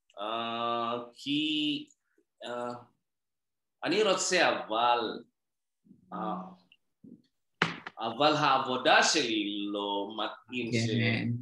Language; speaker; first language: Hebrew; non-native, learner; Indonesian